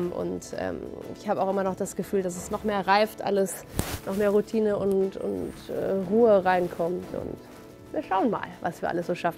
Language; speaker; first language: German; native; German